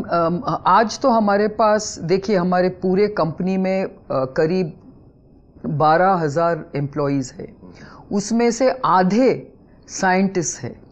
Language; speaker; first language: Hindi; non-native, local second language; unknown